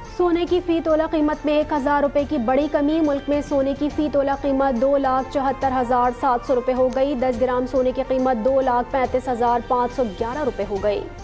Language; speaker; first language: Urdu; native; Urdu